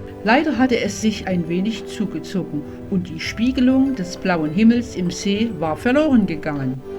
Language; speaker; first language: German; native; German